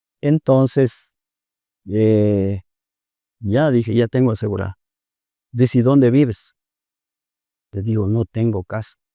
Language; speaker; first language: Spanish; native; Spanish